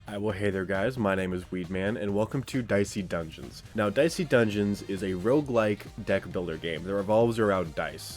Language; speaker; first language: English; native; English